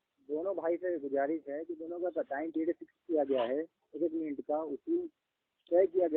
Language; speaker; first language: Hindi; native; Hindi